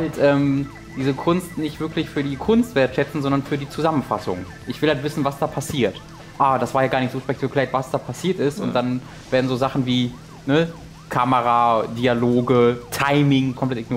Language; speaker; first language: German; native; German